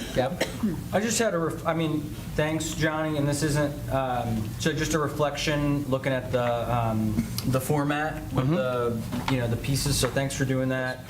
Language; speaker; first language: English; native; English